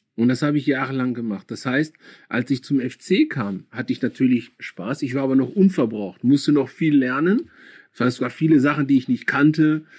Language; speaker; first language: German; early bilingual, other home language; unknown